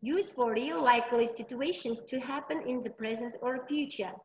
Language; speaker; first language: English; non-native, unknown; Uzbek